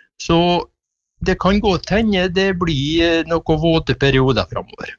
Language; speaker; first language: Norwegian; native; Norwegian